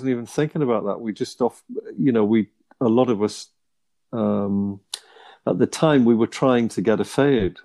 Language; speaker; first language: English; native; English